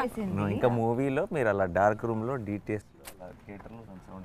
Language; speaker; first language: Telugu; native; Telugu